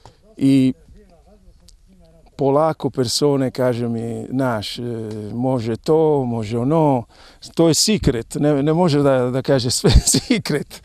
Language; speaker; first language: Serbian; non-native, learner; Italian